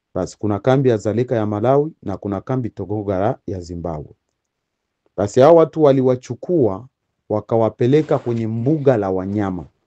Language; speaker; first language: Swahili; native; Swahili